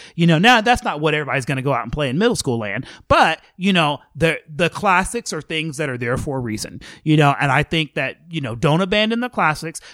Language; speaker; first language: English; native; English